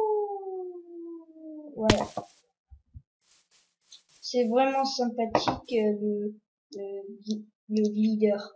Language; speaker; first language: French; non-native, learner; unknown